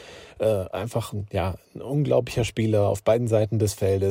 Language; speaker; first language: German; native; German